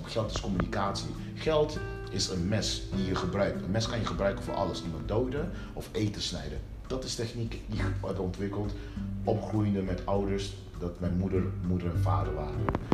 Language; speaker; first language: Dutch; early bilingual, other home language; Papiamento